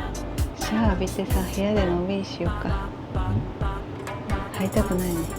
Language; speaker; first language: Japanese; native; Japanese